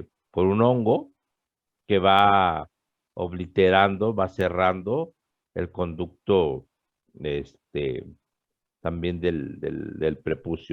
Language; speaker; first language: Spanish; native; Spanish